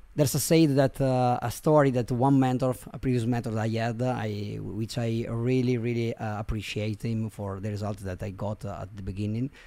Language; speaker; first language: English; non-native, fluent; Italian